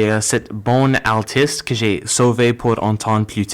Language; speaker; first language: French; non-native, learner; English